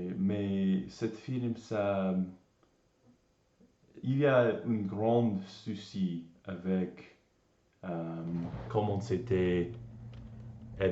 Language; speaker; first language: French; non-native, learner; English